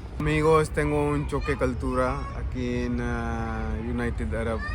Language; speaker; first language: Spanish; non-native, learner; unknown